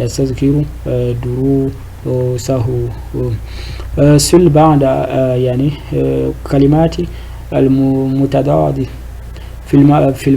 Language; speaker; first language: Arabic; non-native, fluent; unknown